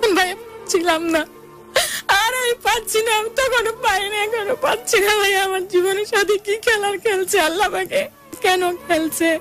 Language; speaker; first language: Bangla; early bilingual, heritage; Bangla